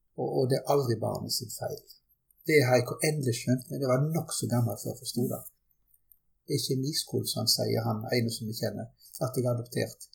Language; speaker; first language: Norwegian; early bilingual, other home language; German